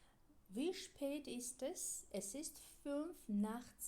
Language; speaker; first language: German; non-native, fluent; Georgian